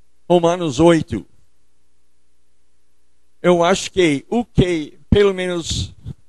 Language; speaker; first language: Portuguese; non-native, fluent; English